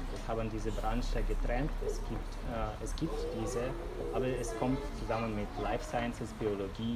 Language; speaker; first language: German; non-native, fluent; Russian